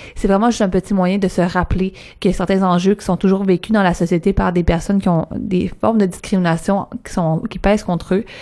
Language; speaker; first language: French; native; French